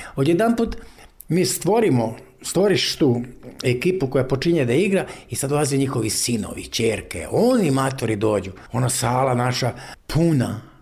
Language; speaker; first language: Serbian; native; Serbian